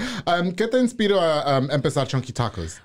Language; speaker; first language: Spanish; early bilingual, heritage; English